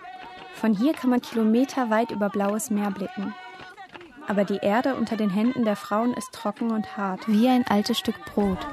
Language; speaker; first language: German; native; German